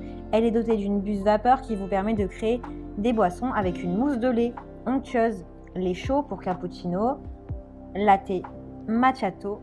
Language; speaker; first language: French; native; French